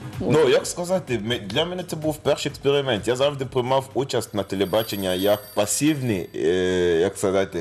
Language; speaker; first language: Ukrainian; non-native, fluent; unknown